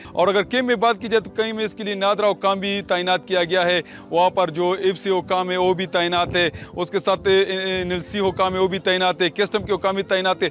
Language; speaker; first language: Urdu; non-native, local second language; Pashto